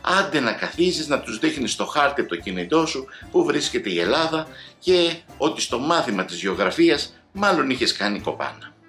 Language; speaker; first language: Greek; native; Greek